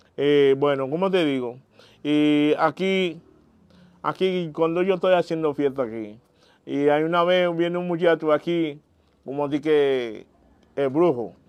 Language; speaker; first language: Spanish; non-native, learner; Haitian Creole